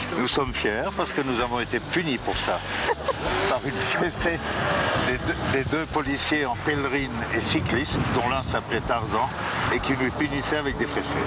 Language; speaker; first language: French; native; French